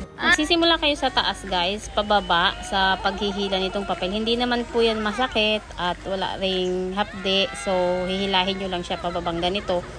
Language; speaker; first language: Filipino; non-native, local second language; Cebuano